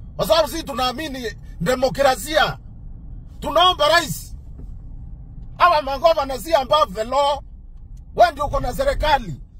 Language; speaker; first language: Swahili; non-native, local second language; Meru